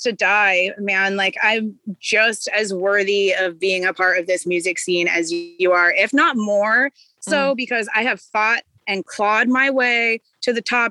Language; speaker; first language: English; native; English